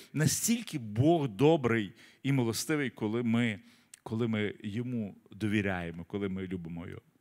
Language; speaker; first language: Ukrainian; native; Ukrainian